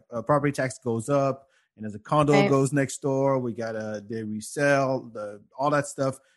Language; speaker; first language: English; non-native, fluent; Wolof